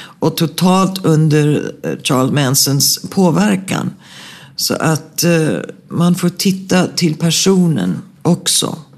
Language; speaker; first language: Swedish; native; Swedish